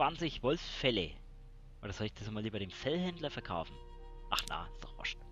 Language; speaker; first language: German; native; German